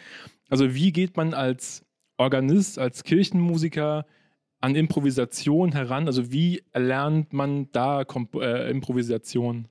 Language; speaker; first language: German; native; German